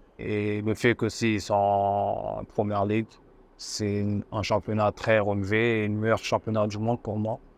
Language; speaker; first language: French; native; French